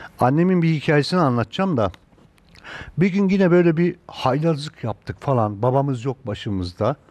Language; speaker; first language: Turkish; native; Turkish